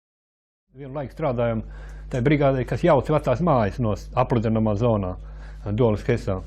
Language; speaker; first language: Latvian; native; Latvian